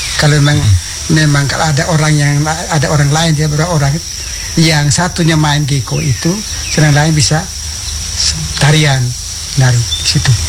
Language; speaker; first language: Indonesian; non-native, local second language; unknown